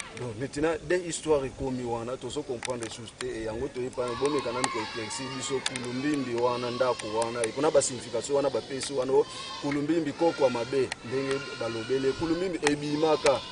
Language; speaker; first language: Lingala; non-native, local second language; Kongo